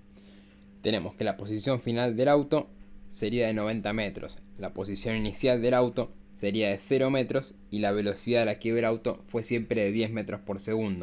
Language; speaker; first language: Spanish; native; Spanish